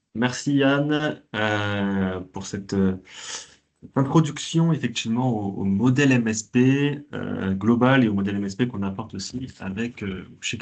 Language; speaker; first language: French; native; French